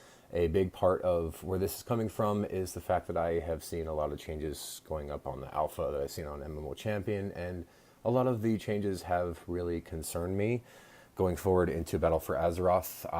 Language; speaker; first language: English; native; English